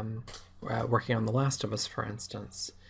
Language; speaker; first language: English; native; English